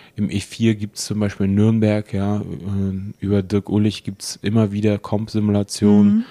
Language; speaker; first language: German; native; German